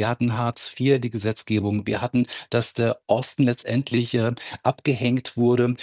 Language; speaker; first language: German; early bilingual, other home language; Turkish